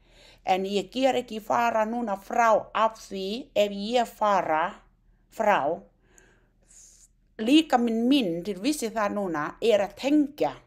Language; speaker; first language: Icelandic; non-native, learner; Thai